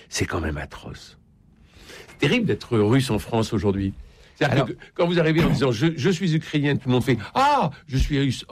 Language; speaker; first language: French; native; French